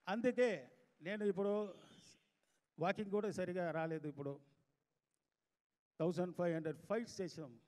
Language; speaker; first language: Telugu; non-native, fluent; Tamil